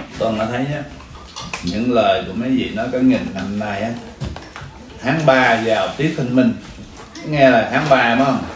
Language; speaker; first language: Vietnamese; early bilingual, heritage; Vietnamese